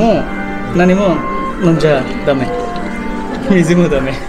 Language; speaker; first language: Japanese; non-native, fluent; Indonesian